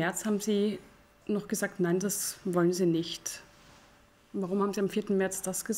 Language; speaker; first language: German; native; German